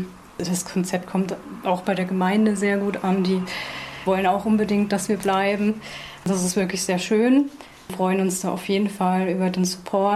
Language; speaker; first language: German; native; German